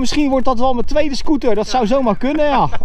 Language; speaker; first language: Dutch; native; Dutch